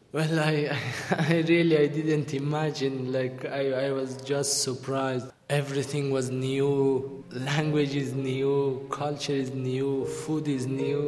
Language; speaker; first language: English; non-native, learner; Persian